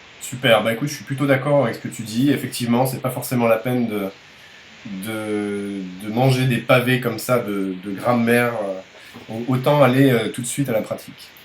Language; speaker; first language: French; native; French